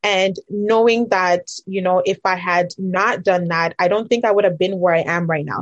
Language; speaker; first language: English; non-native, local second language; Akan